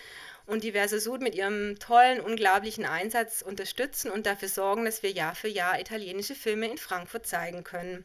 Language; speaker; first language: German; native; German